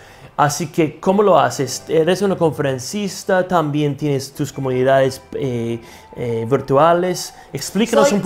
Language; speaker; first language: Spanish; non-native, fluent; English